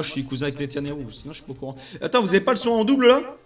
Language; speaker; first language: French; native; French